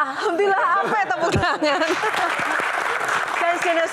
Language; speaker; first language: Indonesian; native; Indonesian